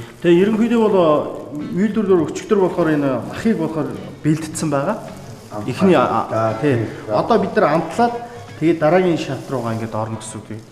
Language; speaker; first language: Mongolian; non-native, local second language; Kazakh